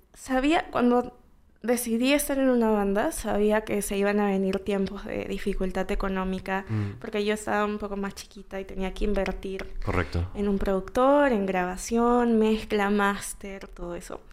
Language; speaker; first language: Spanish; native; Spanish